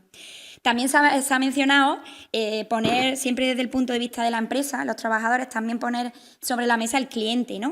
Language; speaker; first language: Spanish; native; Spanish